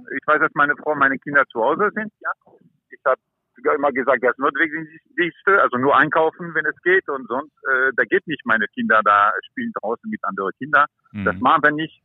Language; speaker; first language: German; non-native, fluent; French